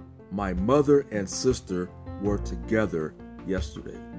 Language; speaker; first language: English; native; English